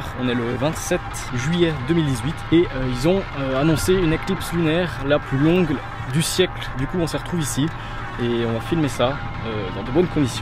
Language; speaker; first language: French; native; French